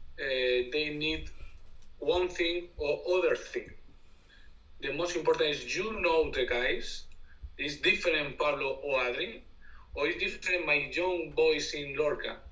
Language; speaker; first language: English; non-native, learner; Spanish